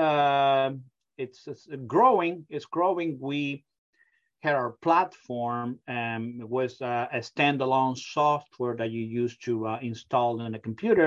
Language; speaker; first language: English; non-native, fluent; Spanish